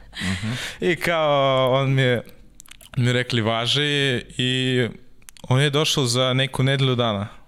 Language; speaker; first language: Serbian; non-native, learner; Russian